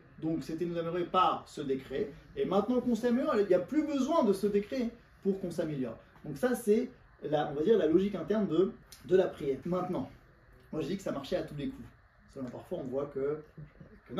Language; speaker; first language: French; native; French